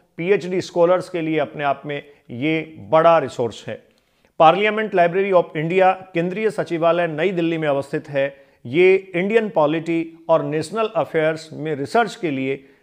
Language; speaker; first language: Hindi; native; Hindi